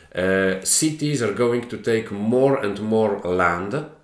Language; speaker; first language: English; non-native, fluent; Polish